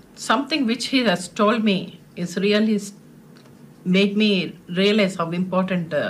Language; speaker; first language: English; non-native, local second language; Telugu